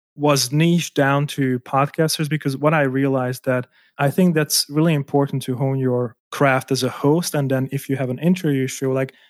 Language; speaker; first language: English; non-native, fluent; Hungarian